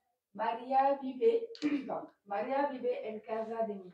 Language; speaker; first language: Spanish; non-native, learner; French